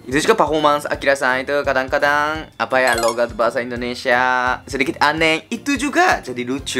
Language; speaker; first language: Indonesian; non-native, fluent; Japanese